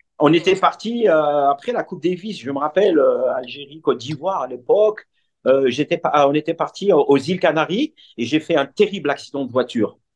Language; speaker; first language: French; non-native, local second language; Arabic